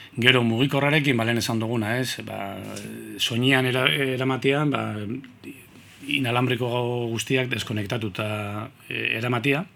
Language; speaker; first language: Basque; native; Basque